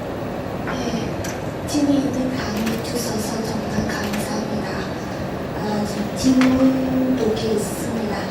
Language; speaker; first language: Korean; non-native, learner; Vietnamese